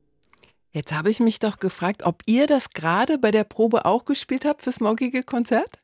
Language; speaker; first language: German; native; German